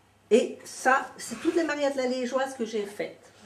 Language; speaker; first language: French; native; French